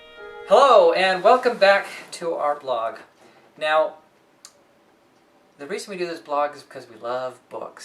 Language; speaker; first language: English; native; English